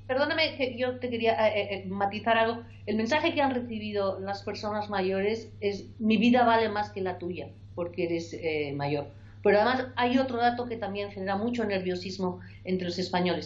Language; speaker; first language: Spanish; native; Spanish